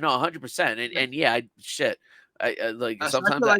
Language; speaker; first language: English; native; English